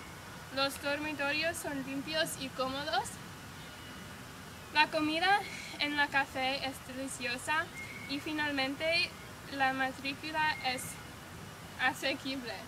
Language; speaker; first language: Spanish; non-native, learner; English